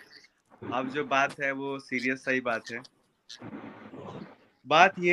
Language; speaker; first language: Hindi; native; Hindi